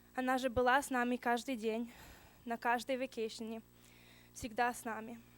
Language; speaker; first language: Russian; early bilingual, heritage; Russian